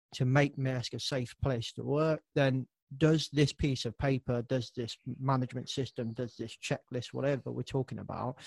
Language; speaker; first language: English; native; English